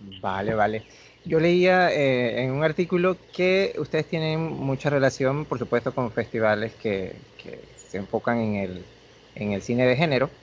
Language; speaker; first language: Spanish; native; Spanish